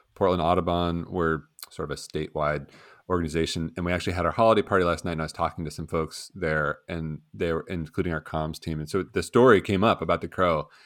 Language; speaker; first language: English; native; English